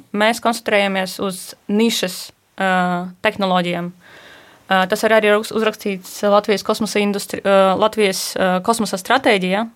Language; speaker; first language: Latvian; non-native, fluent; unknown